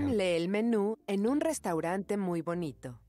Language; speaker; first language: Spanish; non-native, learner; English